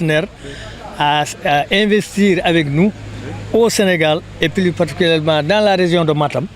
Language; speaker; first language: French; non-native, local second language; Fula